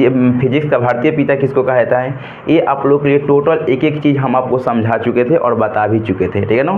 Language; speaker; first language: Hindi; native; Hindi